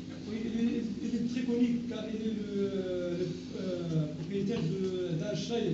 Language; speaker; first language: French; non-native, local second language; Arabic